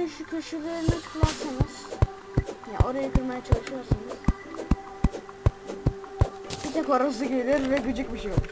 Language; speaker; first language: Turkish; native; Turkish